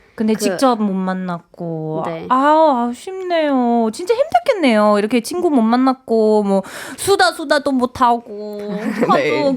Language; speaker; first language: Korean; non-native, fluent; English